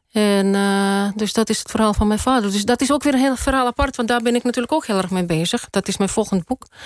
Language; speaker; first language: Dutch; non-native, fluent; Russian